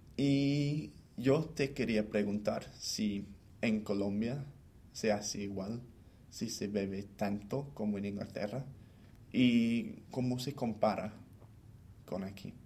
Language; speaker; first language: Spanish; non-native, fluent; English